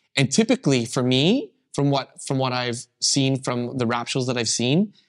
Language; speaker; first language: English; native; English